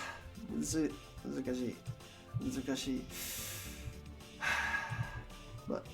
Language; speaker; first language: Japanese; non-native, learner; Spanish